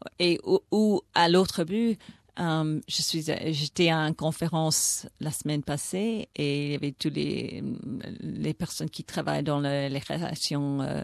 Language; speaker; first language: French; early bilingual, other home language; English